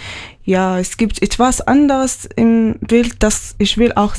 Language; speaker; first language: German; non-native, learner; Arabic